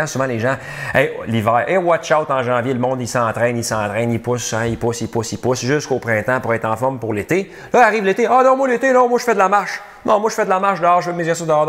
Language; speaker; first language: French; native; French